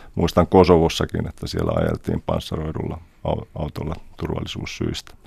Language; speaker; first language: Finnish; native; Finnish